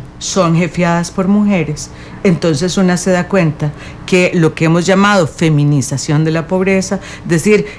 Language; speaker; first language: Spanish; native; Spanish